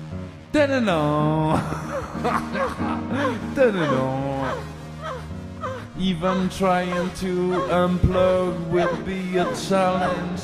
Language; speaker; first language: English; non-native, fluent; French